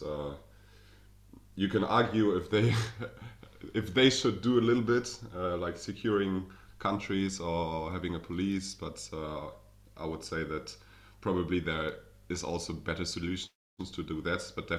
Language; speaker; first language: English; non-native, fluent; German